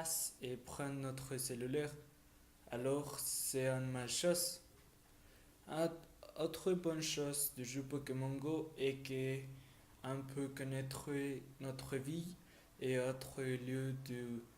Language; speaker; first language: French; non-native, learner; Spanish